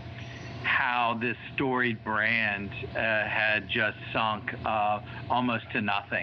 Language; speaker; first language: English; native; English